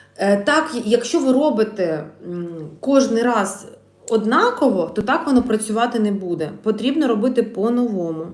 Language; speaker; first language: Ukrainian; non-native, local second language; Russian